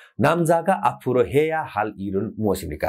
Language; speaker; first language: Korean; non-native, fluent; Nepali